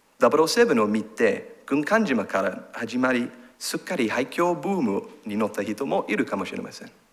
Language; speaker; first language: Japanese; non-native, learner; English